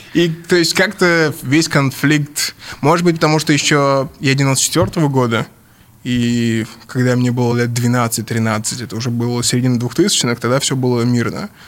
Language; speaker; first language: Russian; early bilingual, other home language; English